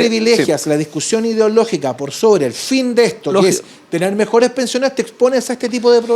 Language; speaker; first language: Spanish; native; Spanish